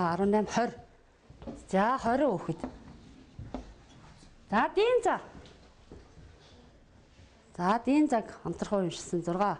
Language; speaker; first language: Mongolian; native; Mongolian